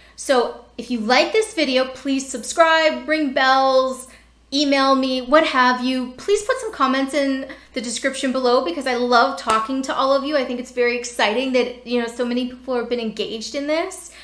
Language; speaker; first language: English; native; English